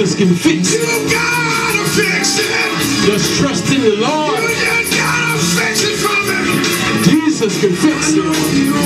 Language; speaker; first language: English; native; English